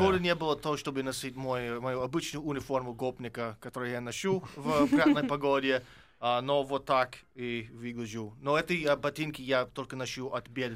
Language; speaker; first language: Russian; non-native, fluent; English